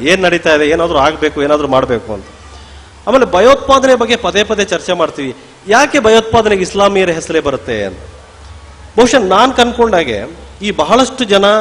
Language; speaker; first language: Kannada; non-native, local second language; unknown